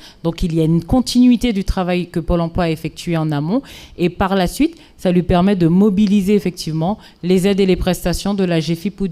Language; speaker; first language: French; native; French